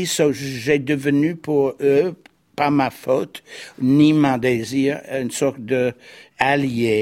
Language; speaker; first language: French; non-native, fluent; English